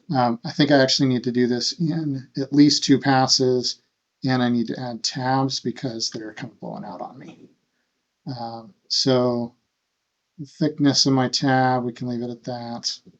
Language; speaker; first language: English; native; English